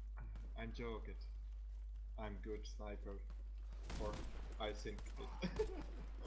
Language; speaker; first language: English; non-native, learner; Russian